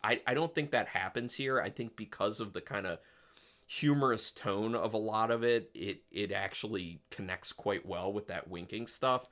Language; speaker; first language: English; native; English